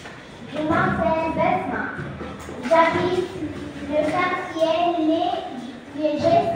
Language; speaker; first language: French; non-native, learner; Arabic